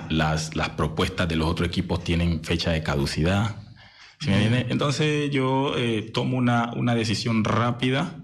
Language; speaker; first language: Spanish; native; Spanish